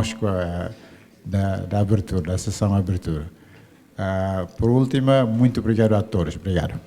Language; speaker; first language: Portuguese; non-native, local second language; Tetum